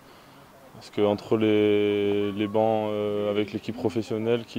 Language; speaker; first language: French; native; French